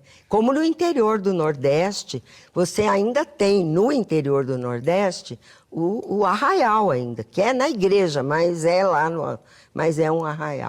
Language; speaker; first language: Portuguese; native; Portuguese